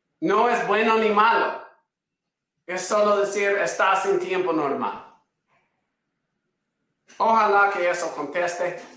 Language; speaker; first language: Spanish; non-native, fluent; English